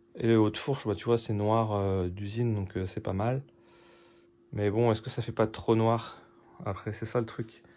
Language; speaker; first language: French; native; French